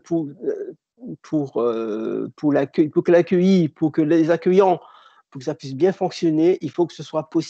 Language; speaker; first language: French; native; French